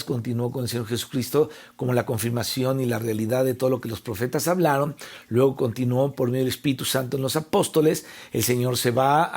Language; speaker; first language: Spanish; native; Spanish